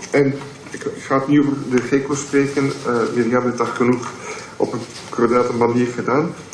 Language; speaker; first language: Dutch; non-native, local second language; French